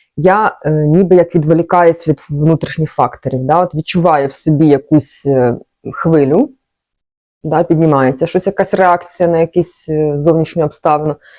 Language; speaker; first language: Ukrainian; non-native, local second language; Russian